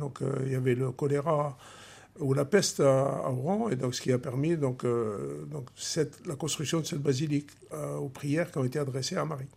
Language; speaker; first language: French; non-native, local second language; Arabic